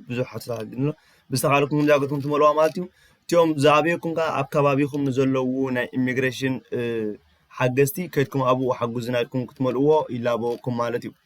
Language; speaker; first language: Tigrinya; early bilingual, heritage; Tigrinya